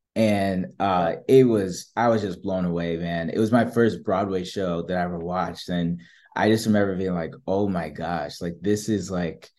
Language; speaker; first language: English; native; English